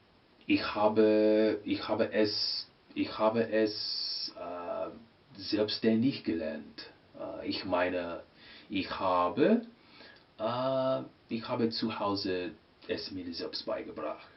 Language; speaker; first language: German; non-native, learner; English